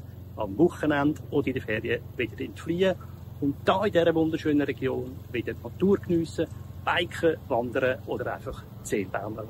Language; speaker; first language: German; native; German